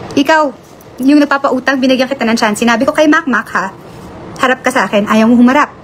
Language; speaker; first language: Filipino; native; Filipino